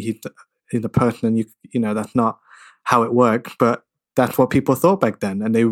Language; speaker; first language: English; native; English